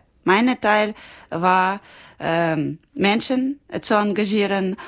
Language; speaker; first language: German; non-native, learner; Ukrainian